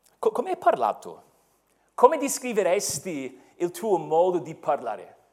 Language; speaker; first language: Italian; non-native, fluent; English